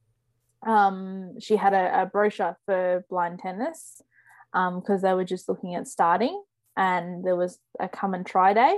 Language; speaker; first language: English; native; English